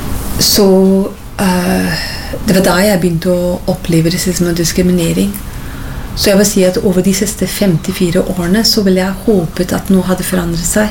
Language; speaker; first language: Norwegian; non-native, fluent; English